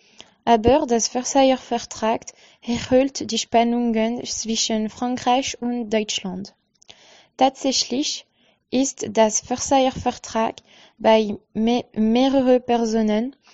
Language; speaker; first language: German; non-native, learner; French